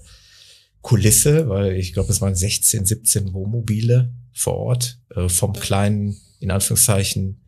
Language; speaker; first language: German; native; German